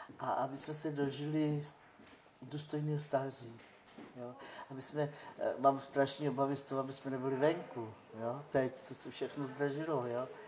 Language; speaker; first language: Czech; non-native, local second language; Romany